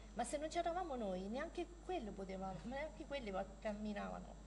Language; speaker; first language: Italian; native; Italian